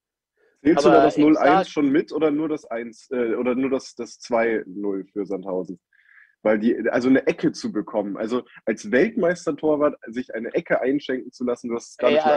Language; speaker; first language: German; native; German